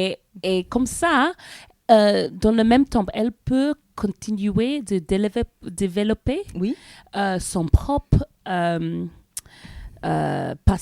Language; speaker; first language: French; non-native, learner; English